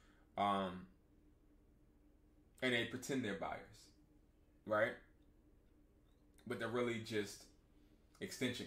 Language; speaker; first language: English; native; English